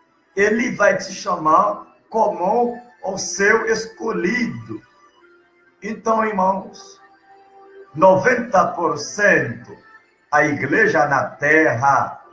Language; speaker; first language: Portuguese; non-native, learner; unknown